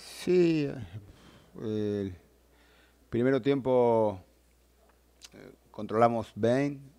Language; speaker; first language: Portuguese; non-native, learner; Spanish